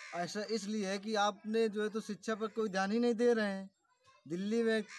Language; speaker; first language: Hindi; native; Hindi